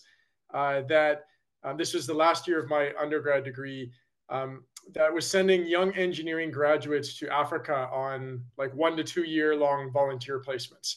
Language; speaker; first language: English; native; English